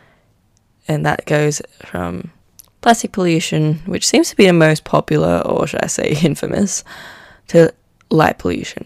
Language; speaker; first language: English; non-native, local second language; Filipino